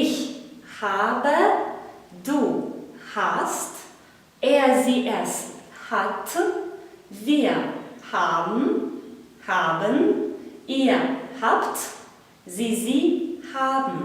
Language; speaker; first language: German; non-native, fluent; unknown